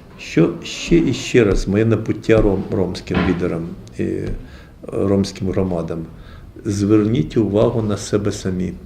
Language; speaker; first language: Ukrainian; native; Ukrainian